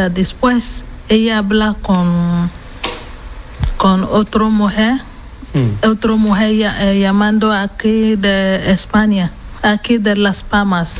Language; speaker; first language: Spanish; non-native, learner; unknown